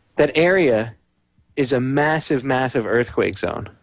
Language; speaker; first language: English; native; English